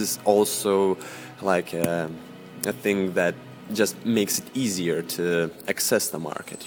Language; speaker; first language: English; non-native, fluent; Lithuanian